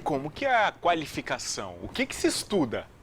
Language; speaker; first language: Portuguese; native; Portuguese